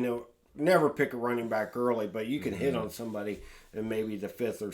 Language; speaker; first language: English; native; English